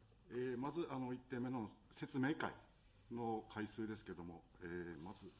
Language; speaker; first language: Japanese; native; Japanese